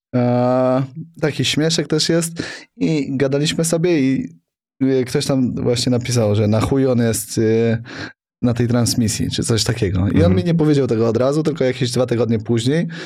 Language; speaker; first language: Polish; native; Polish